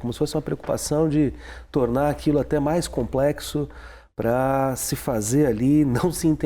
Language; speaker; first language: Portuguese; native; Portuguese